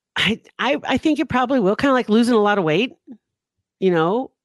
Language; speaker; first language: English; native; English